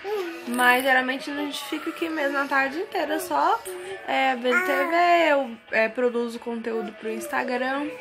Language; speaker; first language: Portuguese; native; Portuguese